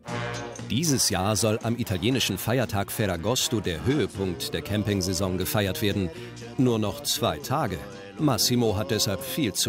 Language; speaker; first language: German; native; German